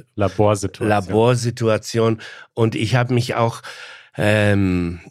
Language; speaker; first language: German; non-native, fluent; Polish